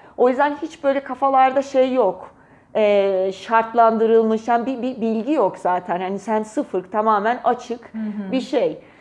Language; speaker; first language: Turkish; native; Turkish